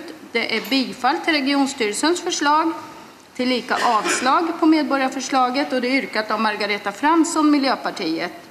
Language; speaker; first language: Swedish; native; Swedish